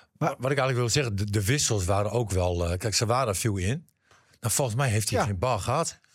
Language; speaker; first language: Dutch; native; Dutch